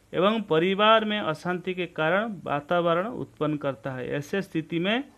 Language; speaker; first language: Hindi; non-native, local second language; Odia